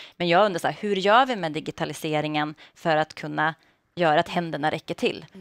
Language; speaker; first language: Swedish; native; Swedish